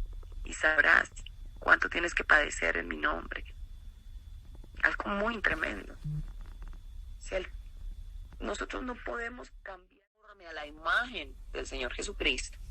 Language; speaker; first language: Spanish; native; Spanish